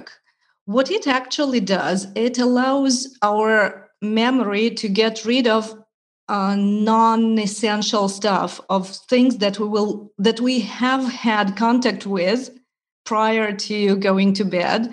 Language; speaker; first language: English; non-native, fluent; Russian